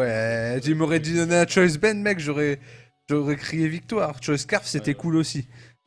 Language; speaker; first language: French; native; French